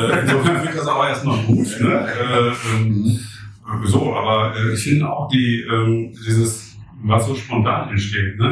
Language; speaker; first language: German; native; German